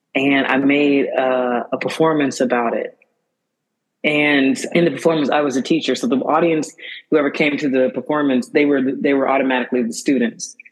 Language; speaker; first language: English; native; English